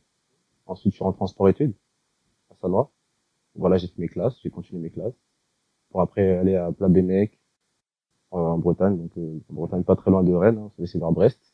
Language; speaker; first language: French; native; French